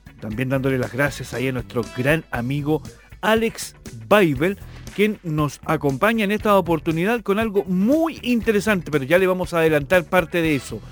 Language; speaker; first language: Spanish; native; Spanish